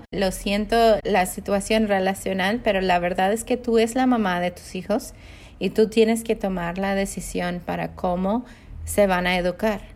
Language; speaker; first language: Spanish; non-native, fluent; English